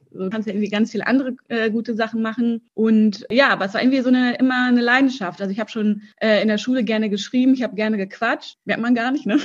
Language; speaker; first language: German; early bilingual, other home language; Russian